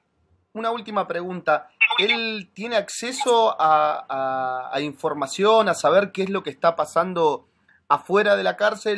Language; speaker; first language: Spanish; native; Spanish